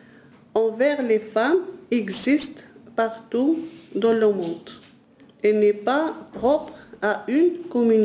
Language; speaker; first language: French; non-native, learner; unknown